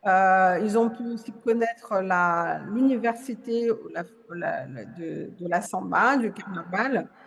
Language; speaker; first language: French; non-native, fluent; Portuguese